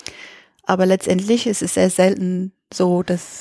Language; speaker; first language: German; non-native, fluent; English